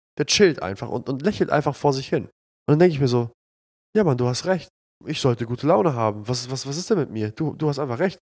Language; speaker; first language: German; early bilingual, other home language; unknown